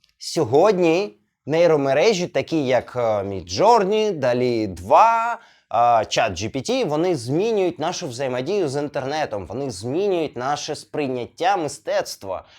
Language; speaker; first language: Ukrainian; non-native, local second language; Russian